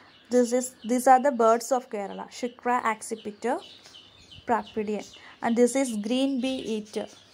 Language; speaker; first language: English; non-native, local second language; Malayalam